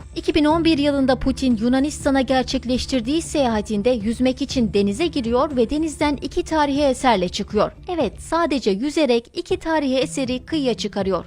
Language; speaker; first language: Turkish; native; Turkish